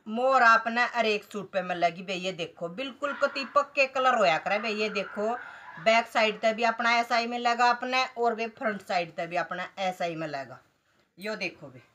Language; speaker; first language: Hindi; native; Hindi